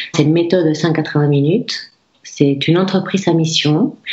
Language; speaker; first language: French; non-native, fluent; Spanish